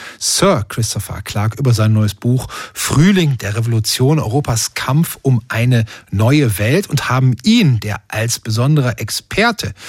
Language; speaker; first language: German; native; German